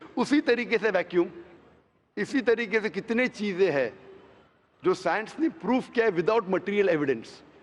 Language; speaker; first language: Hindi; non-native, local second language; Konkani